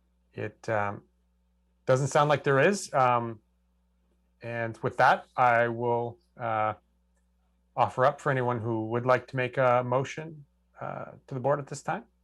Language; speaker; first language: English; native; English